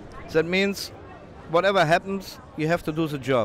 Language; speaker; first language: English; non-native, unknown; German